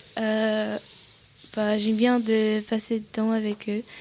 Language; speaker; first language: French; non-native, learner; Russian